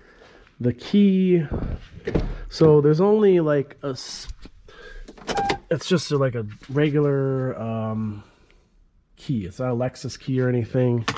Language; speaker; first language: English; native; English